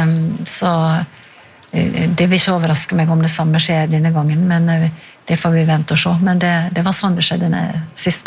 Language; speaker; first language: Norwegian; native; Norwegian